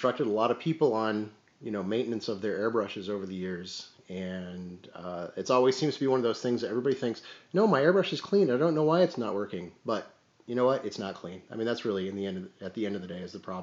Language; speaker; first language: English; native; English